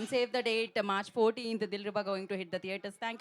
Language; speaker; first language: Telugu; native; Telugu